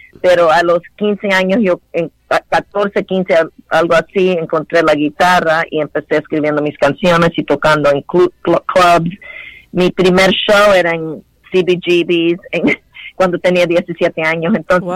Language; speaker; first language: Spanish; early bilingual, heritage; Spanish